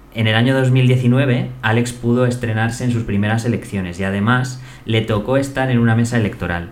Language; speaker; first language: Spanish; native; Spanish